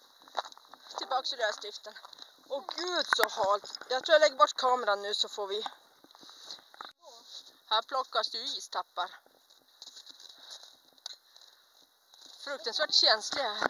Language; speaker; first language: Swedish; native; Swedish